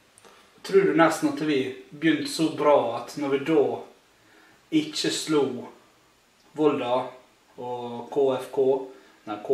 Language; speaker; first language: Norwegian; native; Norwegian